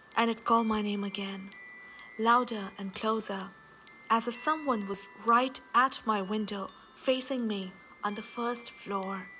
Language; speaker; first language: English; non-native, local second language; Hindi